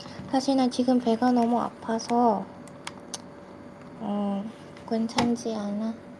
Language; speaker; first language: Korean; non-native, learner; Indonesian